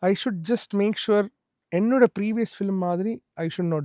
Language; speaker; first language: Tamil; non-native, learner; Malayalam